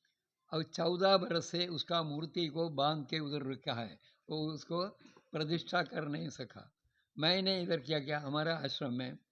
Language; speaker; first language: Hindi; non-native, local second language; Malayalam